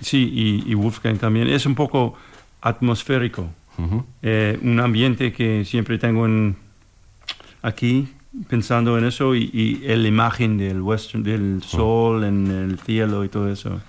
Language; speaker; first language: Spanish; non-native, fluent; English